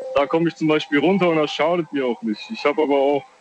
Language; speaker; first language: German; native; German